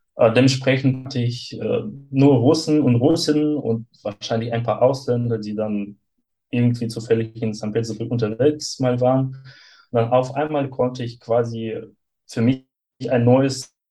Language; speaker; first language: German; non-native, fluent; Russian